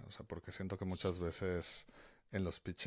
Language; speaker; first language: Spanish; native; Spanish